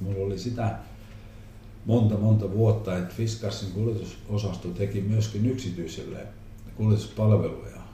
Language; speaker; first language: Finnish; non-native, local second language; Swedish